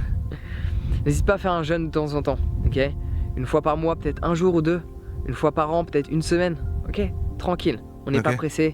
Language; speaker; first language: French; native; French